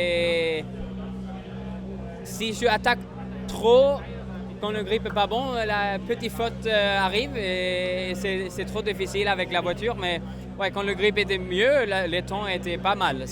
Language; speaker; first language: French; non-native, learner; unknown